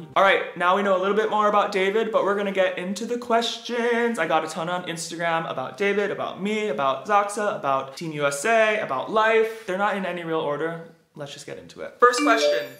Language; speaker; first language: English; native; English